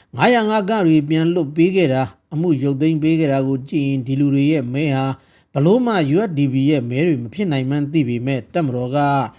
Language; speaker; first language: Burmese; native; Burmese